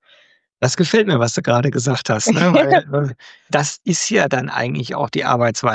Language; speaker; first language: German; native; German